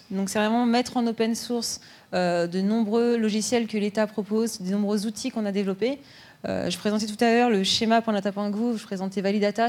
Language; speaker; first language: French; native; French